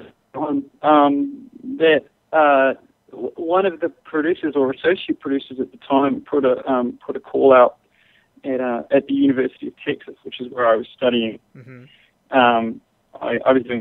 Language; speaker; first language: English; native; English